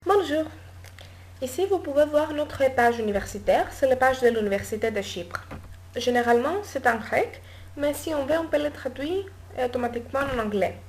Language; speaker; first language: French; non-native, learner; Greek